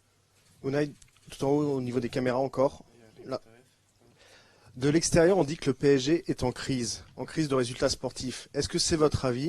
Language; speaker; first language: French; native; French